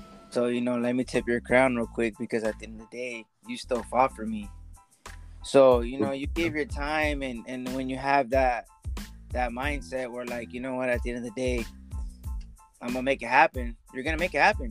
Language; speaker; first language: English; native; English